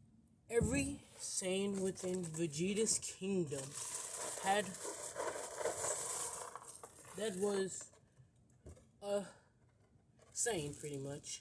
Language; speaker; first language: English; native; English